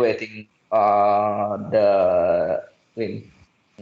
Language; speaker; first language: English; non-native, learner; Indonesian